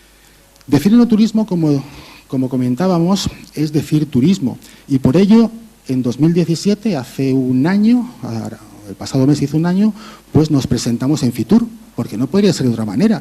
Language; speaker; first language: Spanish; native; Spanish